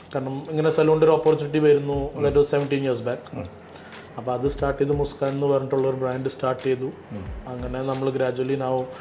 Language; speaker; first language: Malayalam; early bilingual, heritage; Malayalam